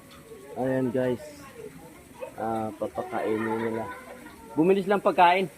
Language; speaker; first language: Filipino; native; Filipino